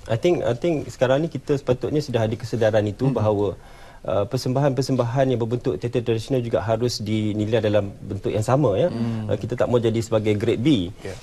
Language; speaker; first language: Malay; native; Malay